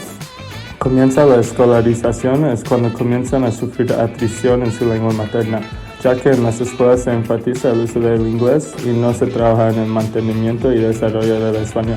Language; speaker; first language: Spanish; non-native, learner; English